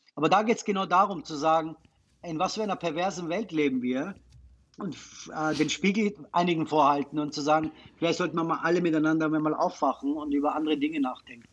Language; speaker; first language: German; non-native, fluent; Persian